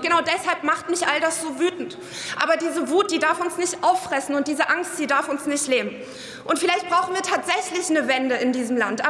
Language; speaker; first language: German; early bilingual, other home language; Arabic